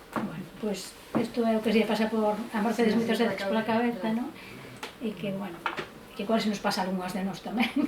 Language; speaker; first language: Galician; native; Galician